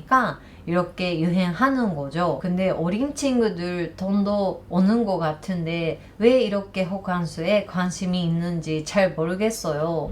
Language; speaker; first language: Korean; non-native, learner; Japanese